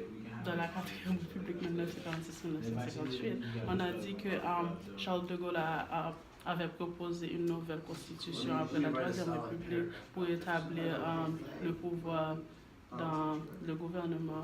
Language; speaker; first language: French; non-native, learner; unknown